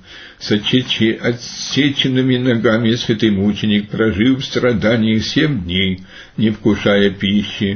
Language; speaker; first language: Russian; native; Russian